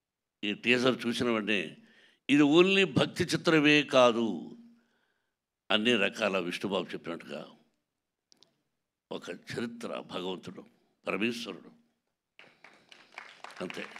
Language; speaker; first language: Telugu; native; Telugu